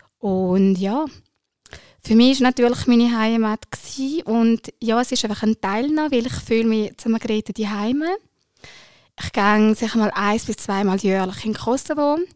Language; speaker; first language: German; early bilingual, other home language; Albanian